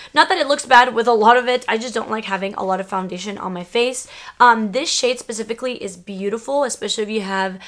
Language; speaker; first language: English; early bilingual, other home language; Spanish